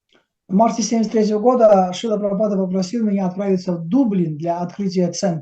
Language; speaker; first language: Russian; native; Russian